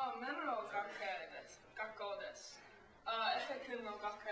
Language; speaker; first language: Japanese; non-native, learner; English